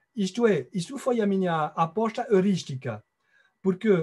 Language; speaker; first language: Portuguese; non-native, fluent; French